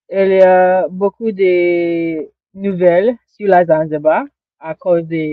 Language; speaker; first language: French; non-native, learner; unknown